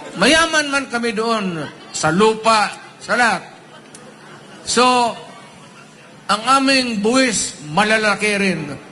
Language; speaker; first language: Filipino; non-native, local second language; Cebuano